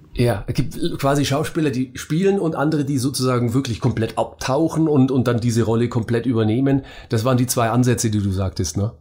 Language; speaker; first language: German; native; German